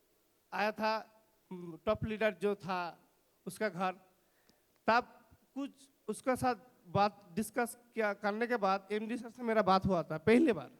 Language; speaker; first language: Hindi; non-native, local second language; Bangla